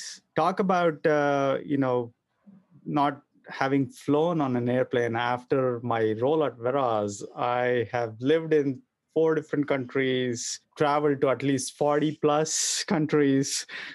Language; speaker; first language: English; non-native, local second language; Kannada